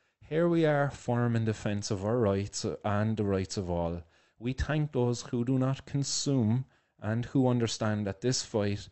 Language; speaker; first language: English; native; English